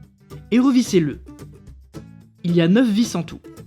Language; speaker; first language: French; native; French